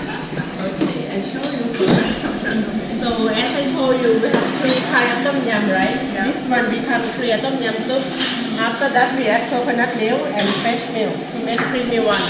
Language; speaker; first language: English; non-native, learner; Thai